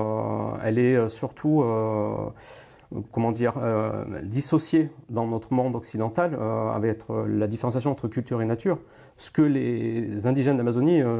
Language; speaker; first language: French; native; French